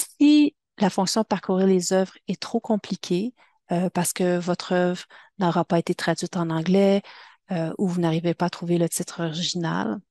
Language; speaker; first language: French; native; French